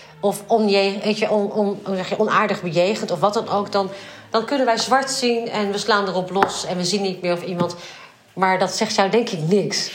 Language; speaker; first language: Dutch; native; Dutch